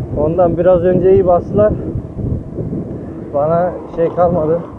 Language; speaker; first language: Turkish; early bilingual, heritage; Turkish